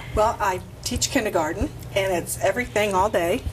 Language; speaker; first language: English; native; English